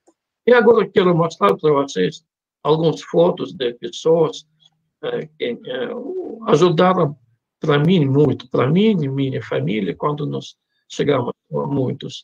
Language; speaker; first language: Portuguese; non-native, fluent; Russian